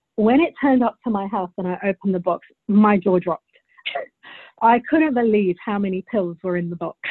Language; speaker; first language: English; early bilingual, other home language; Bulgarian